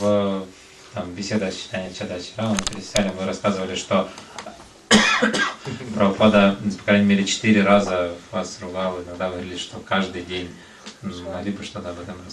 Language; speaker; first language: Russian; native; Russian